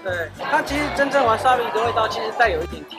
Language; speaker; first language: Chinese; native; Chinese